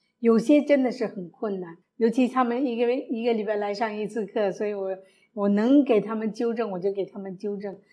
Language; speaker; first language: Chinese; early bilingual, other home language; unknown